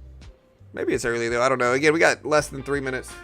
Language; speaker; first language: English; native; English